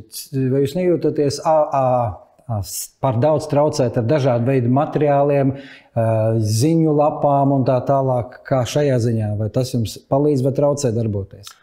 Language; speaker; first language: Latvian; native; Latvian